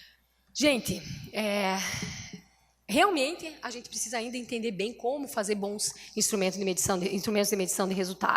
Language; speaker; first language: Portuguese; native; Portuguese